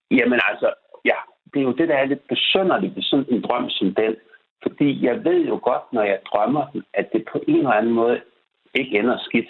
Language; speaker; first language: Danish; native; Danish